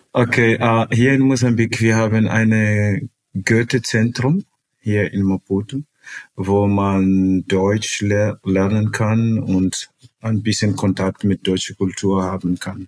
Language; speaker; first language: German; non-native, fluent; Portuguese